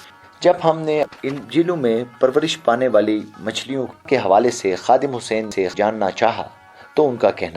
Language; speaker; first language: Urdu; native; Urdu